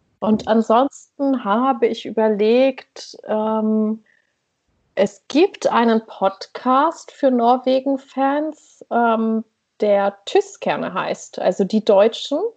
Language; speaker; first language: German; native; German